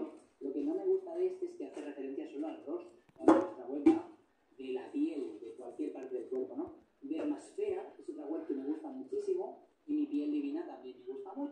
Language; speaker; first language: Spanish; native; Spanish